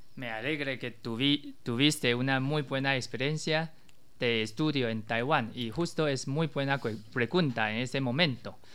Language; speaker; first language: Spanish; non-native, learner; Chinese